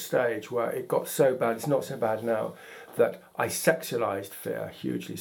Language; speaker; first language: English; native; English